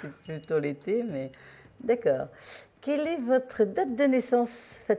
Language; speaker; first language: French; native; French